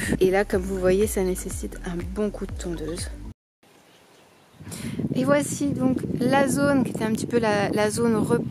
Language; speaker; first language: French; native; French